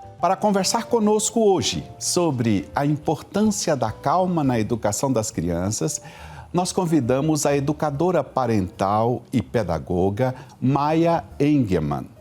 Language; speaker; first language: Portuguese; native; Portuguese